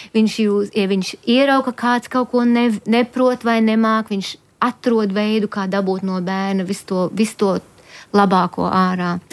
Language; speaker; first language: Latvian; early bilingual, heritage; Latvian